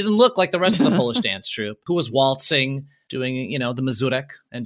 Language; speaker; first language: English; early bilingual, other home language; Polish